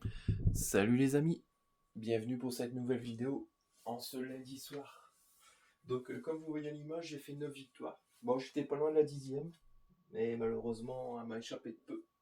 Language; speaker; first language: French; native; French